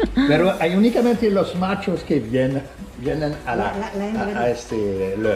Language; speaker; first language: Spanish; non-native, fluent; French